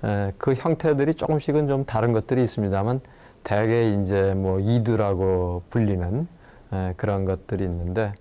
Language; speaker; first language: Korean; native; Korean